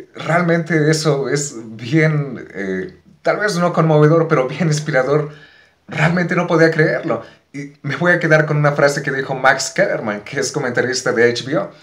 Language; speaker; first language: Spanish; native; Spanish